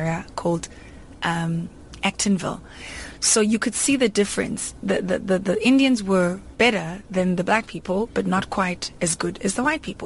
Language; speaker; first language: English; non-native, local second language; Zulu